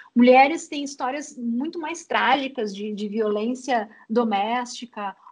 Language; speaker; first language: Portuguese; native; Portuguese